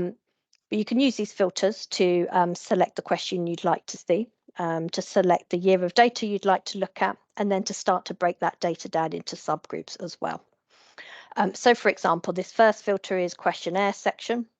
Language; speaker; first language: English; native; English